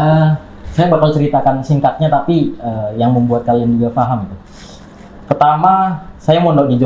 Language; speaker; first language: Indonesian; non-native, local second language; Javanese